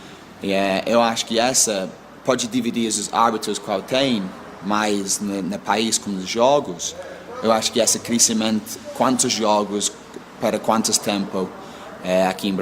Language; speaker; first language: Portuguese; non-native, learner; English